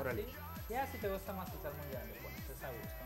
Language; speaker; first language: Spanish; native; Spanish